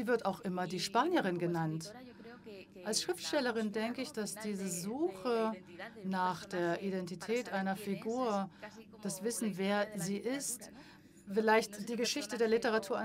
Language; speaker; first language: German; non-native, fluent; Spanish